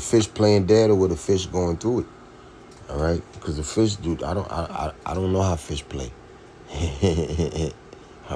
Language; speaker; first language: English; native; English